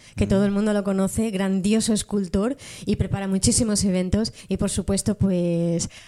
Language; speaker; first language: Spanish; native; Spanish